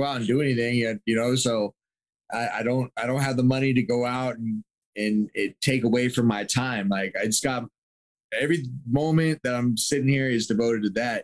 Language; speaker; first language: English; native; English